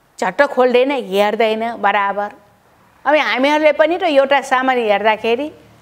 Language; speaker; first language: Nepali; non-native, local second language; Newari